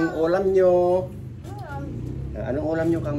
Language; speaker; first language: Filipino; native; Filipino